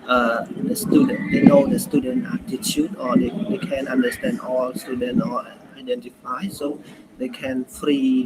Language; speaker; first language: English; non-native, learner; Khmer